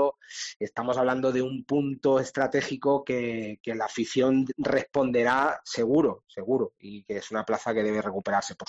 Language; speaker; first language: Spanish; native; Spanish